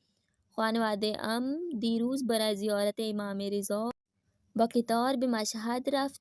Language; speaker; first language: Persian; non-native, fluent; Urdu